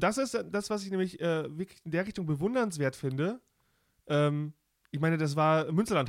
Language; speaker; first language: German; native; German